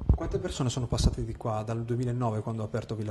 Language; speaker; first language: Italian; native; Italian